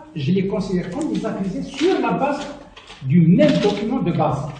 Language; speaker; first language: French; non-native, local second language; Arabic